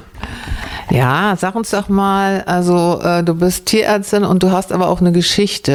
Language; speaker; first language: German; native; German